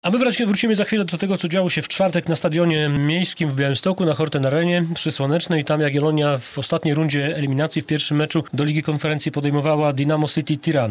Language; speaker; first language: Polish; native; Polish